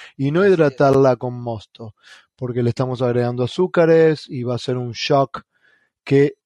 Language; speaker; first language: Spanish; native; Spanish